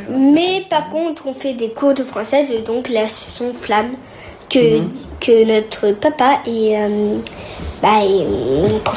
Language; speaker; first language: French; early bilingual, heritage; French